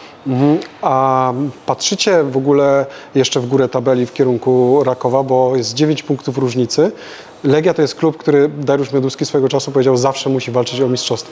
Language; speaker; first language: Polish; native; Polish